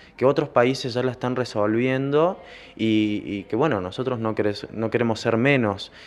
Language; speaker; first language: Spanish; native; Spanish